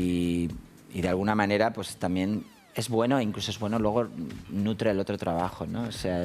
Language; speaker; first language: Spanish; native; Spanish